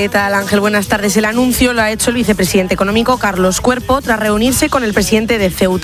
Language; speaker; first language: Spanish; native; Spanish